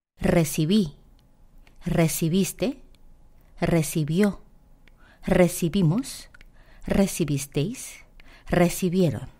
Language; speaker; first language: Spanish; non-native, fluent; Korean